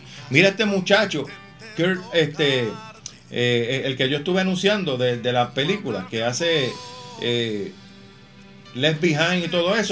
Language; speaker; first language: Spanish; native; Spanish